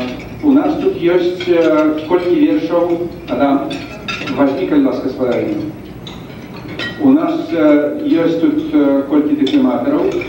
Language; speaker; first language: Belarusian; native; Belarusian